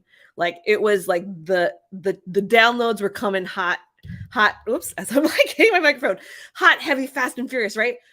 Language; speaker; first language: English; native; English